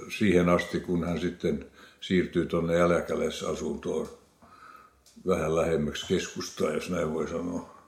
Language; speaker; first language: Finnish; non-native, local second language; Swedish